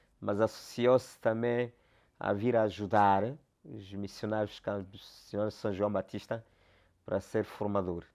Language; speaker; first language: Portuguese; non-native, local second language; Makhuwa